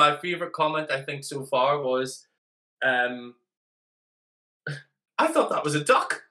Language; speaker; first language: English; native; English